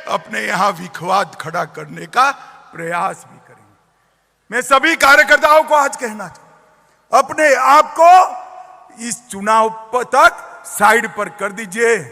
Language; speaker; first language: Hindi; non-native, local second language; Gujarati